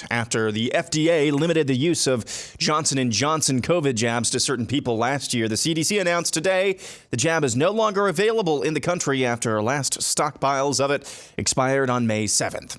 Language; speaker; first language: English; native; English